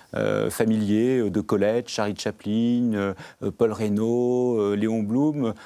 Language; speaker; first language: French; native; French